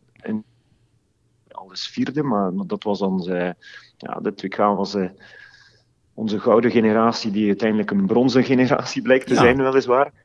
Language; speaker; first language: Dutch; native; Dutch